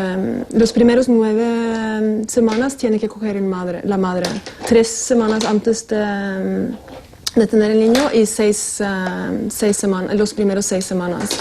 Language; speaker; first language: Spanish; non-native, fluent; Norwegian